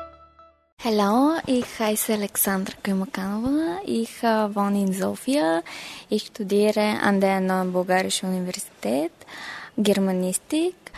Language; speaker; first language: German; non-native, learner; Bulgarian